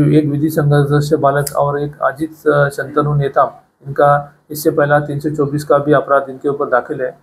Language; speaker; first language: Hindi; non-native, local second language; Marathi